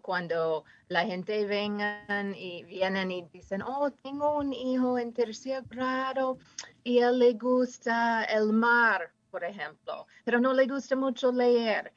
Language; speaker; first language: Spanish; non-native, fluent; English